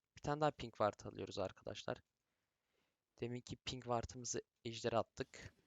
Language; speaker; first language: Turkish; early bilingual, heritage; Turkish